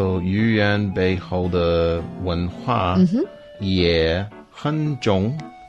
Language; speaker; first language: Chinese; non-native, learner; English